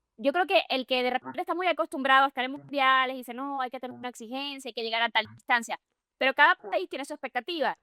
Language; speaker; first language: Spanish; native; Spanish